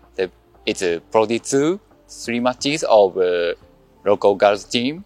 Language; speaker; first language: English; non-native, learner; Japanese